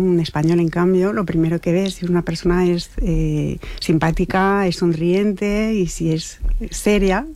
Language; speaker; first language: Spanish; non-native, fluent; French